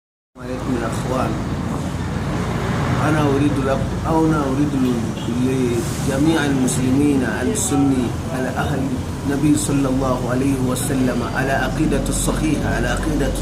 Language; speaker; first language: Arabic; non-native, learner; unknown